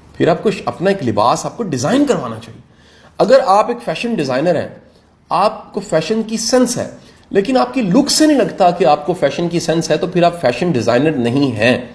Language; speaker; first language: Urdu; non-native, local second language; Punjabi